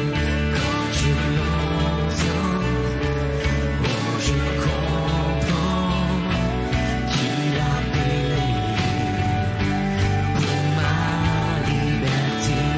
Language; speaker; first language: French; non-native, fluent; Spanish